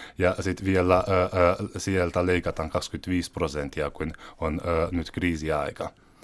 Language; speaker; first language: Finnish; non-native, fluent; Hungarian